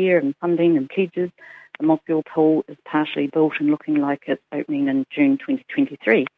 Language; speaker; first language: English; native; English